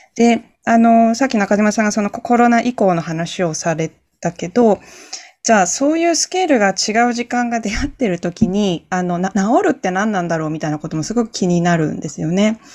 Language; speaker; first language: Japanese; native; Japanese